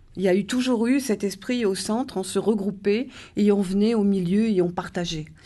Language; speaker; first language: French; native; French